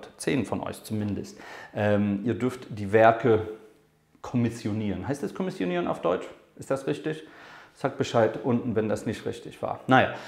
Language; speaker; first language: German; non-native, fluent; English